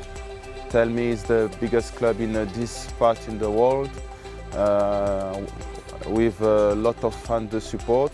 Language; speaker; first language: English; non-native, learner; French